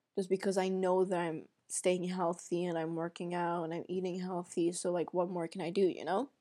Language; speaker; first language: English; non-native, fluent; Arabic